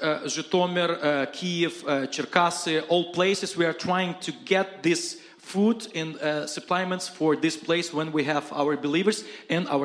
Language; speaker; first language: English; non-native, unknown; Ukrainian